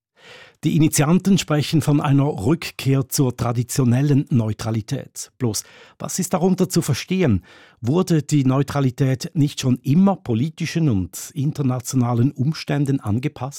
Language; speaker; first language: German; native; German